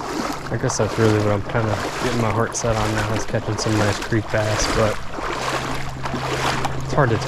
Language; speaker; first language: English; native; English